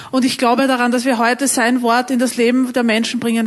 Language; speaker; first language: German; native; German